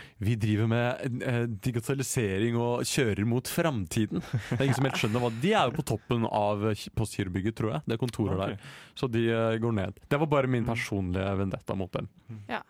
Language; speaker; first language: Norwegian; native; Norwegian